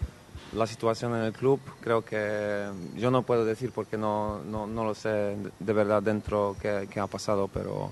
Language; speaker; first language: Spanish; non-native, fluent; Polish